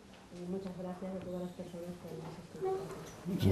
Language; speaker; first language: Spanish; native; Spanish